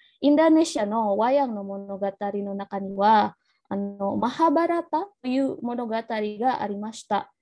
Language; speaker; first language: Japanese; non-native, learner; Indonesian